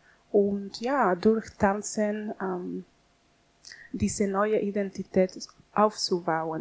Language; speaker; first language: German; non-native, learner; Spanish